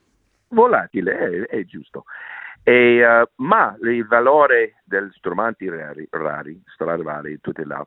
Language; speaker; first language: Italian; non-native, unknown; English